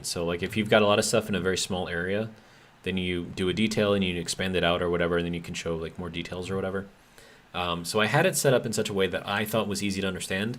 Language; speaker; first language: English; native; English